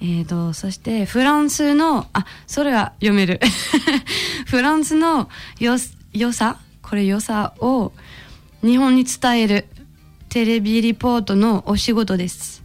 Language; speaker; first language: Japanese; non-native, learner; French